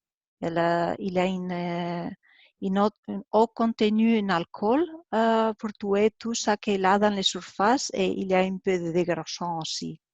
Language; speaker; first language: French; non-native, learner; Spanish